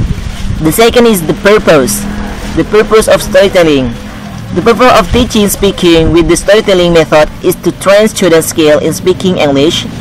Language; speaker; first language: English; non-native, learner; Indonesian